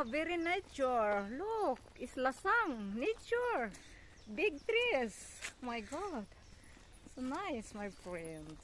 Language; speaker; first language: English; non-native, learner; Cebuano